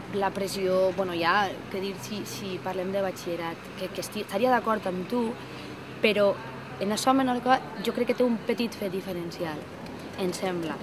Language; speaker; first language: Catalan; non-native, local second language; Spanish